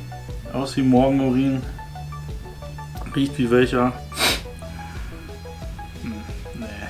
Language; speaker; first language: German; native; German